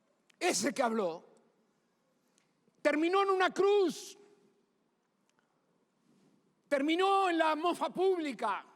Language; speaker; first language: Spanish; native; Spanish